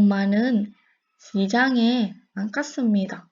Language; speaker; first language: Korean; non-native, learner; Indonesian